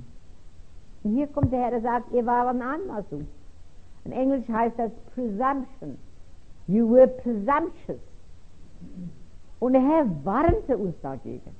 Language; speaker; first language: German; non-native, fluent; Afrikaans